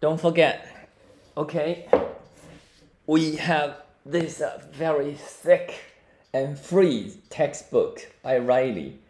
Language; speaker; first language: English; non-native, fluent; Chinese